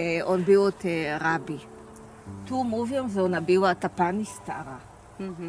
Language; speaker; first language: Polish; early bilingual, heritage; Hebrew